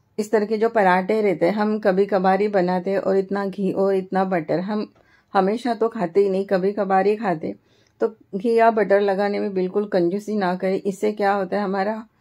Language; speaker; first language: Hindi; non-native, local second language; Marathi